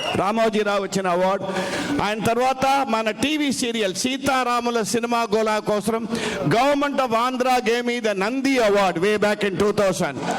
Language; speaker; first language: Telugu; non-native, learner; Punjabi